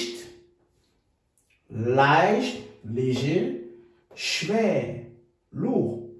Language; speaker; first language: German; non-native, fluent; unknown